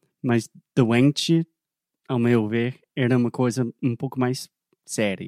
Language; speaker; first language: Portuguese; non-native, fluent; English